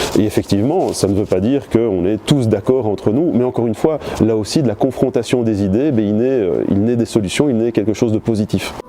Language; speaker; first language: French; native; French